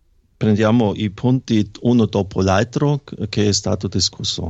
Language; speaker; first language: Italian; non-native, fluent; German